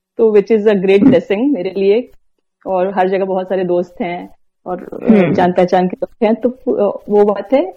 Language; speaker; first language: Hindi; native; Hindi